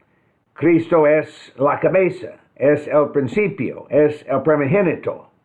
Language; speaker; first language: Spanish; non-native, fluent; English